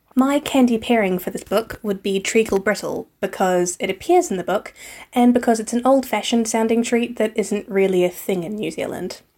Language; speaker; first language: English; native; English